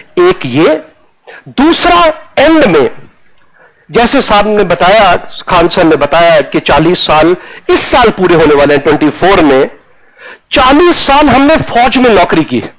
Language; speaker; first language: Hindi; non-native, local second language; Punjabi